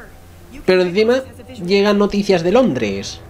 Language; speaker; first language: Spanish; native; Spanish